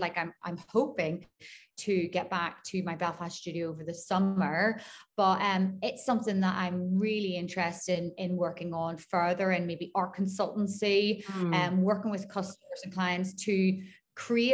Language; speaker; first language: English; native; English